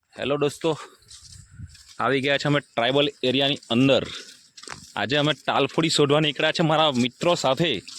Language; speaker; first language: Gujarati; non-native, local second language; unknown